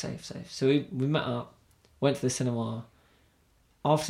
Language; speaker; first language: English; native; English